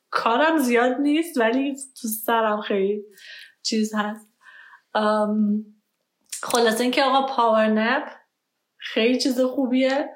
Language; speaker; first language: Persian; early bilingual, heritage; Persian